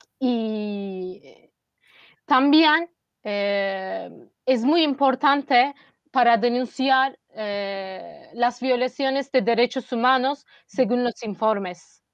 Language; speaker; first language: Spanish; non-native, fluent; Turkish